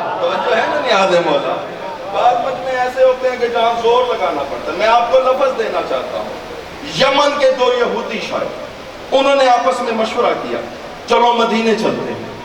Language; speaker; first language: Urdu; non-native, local second language; Saraiki